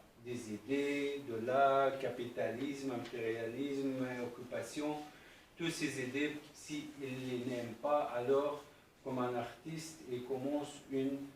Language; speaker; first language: French; non-native, fluent; Arabic